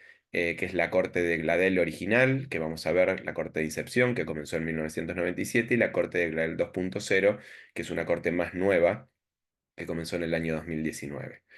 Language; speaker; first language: Spanish; native; Spanish